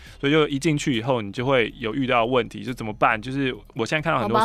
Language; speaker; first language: Chinese; native; Chinese